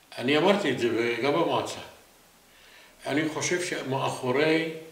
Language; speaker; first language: Hebrew; non-native, local second language; Arabic